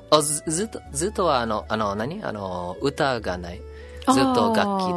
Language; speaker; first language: Japanese; non-native, learner; English